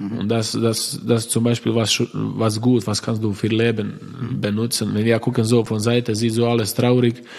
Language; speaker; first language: German; non-native, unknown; Croatian